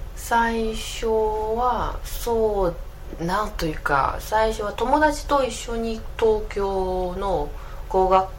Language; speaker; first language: Japanese; non-native, fluent; Chinese